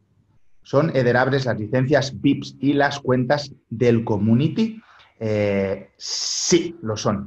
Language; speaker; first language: Spanish; native; Spanish